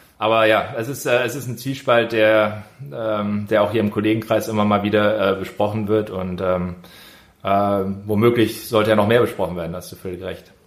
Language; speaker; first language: German; native; German